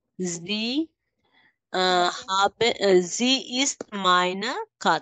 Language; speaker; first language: German; non-native, learner; Bangla